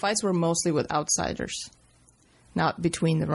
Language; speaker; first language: English; non-native, fluent; Russian